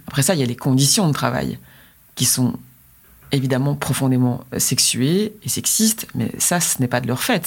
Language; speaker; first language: French; native; French